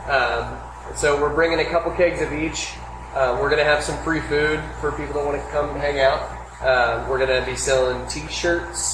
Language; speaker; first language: English; native; English